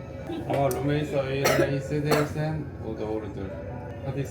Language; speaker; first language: Turkish; non-native, fluent; Korean